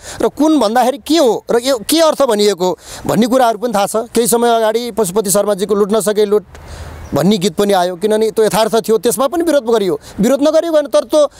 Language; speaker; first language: Nepali; native; Nepali